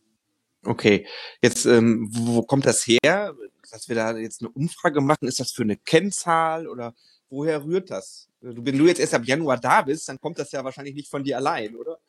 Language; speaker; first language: German; native; German